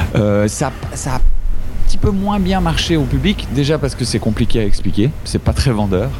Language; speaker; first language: French; native; French